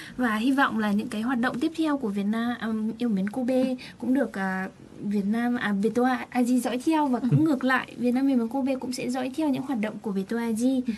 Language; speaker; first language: Vietnamese; native; Vietnamese